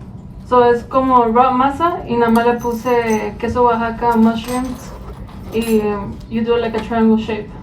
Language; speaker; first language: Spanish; early bilingual, other home language; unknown